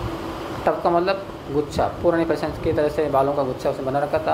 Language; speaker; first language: Hindi; native; Hindi